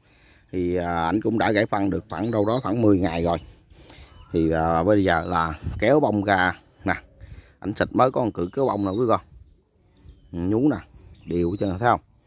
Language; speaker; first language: Vietnamese; native; Vietnamese